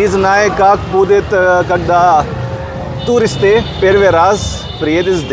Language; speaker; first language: Russian; non-native, learner; Hindi